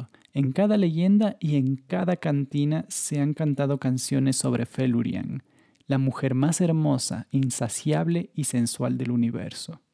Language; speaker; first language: Spanish; native; Spanish